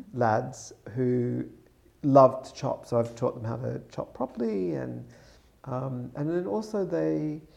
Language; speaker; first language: English; native; English